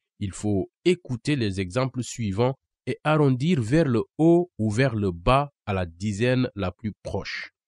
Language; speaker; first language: French; non-native, local second language; Wolof